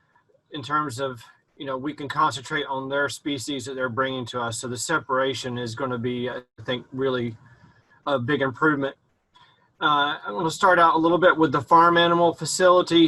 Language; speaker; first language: English; native; English